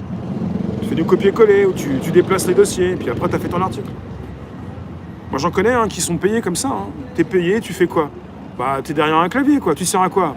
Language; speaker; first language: French; native; French